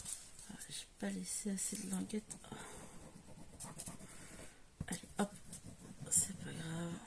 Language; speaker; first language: French; native; French